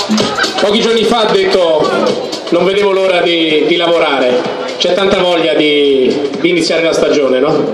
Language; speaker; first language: Italian; native; Italian